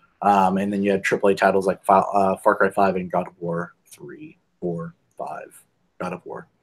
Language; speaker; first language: English; native; English